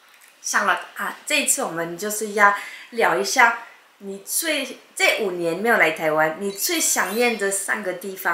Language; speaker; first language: Chinese; non-native, fluent; French